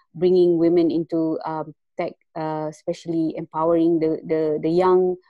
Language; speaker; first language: English; non-native, local second language; Malay